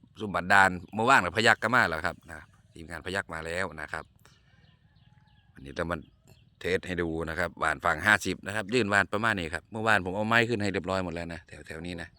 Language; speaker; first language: Thai; non-native, local second language; Lao